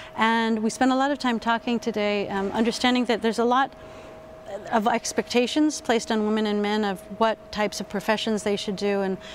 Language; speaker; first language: English; native; English